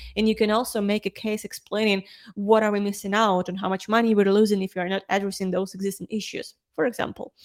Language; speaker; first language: English; non-native, fluent; Ukrainian